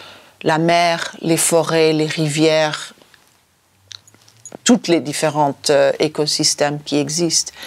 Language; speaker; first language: French; non-native, fluent; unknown